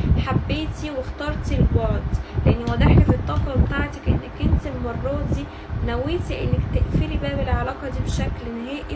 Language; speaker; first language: Arabic; native; Arabic